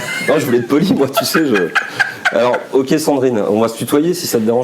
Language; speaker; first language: French; native; French